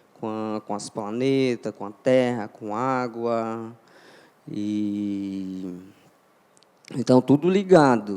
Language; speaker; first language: Portuguese; non-native, local second language; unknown